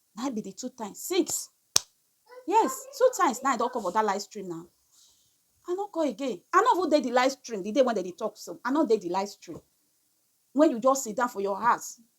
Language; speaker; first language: Nigerian Pidgin; non-native, local second language; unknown